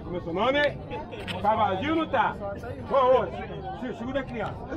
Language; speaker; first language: Portuguese; native; Portuguese